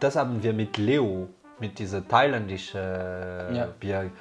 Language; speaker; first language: German; non-native, learner; Malagasy